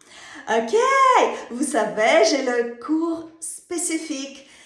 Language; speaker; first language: French; non-native, fluent; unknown